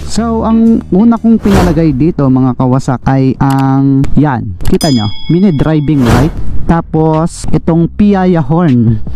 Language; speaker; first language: Filipino; native; Filipino